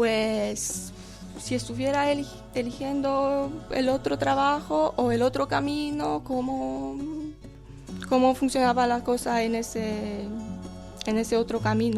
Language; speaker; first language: Spanish; non-native, fluent; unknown